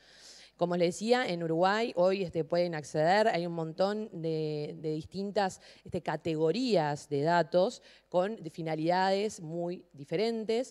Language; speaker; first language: Spanish; native; Spanish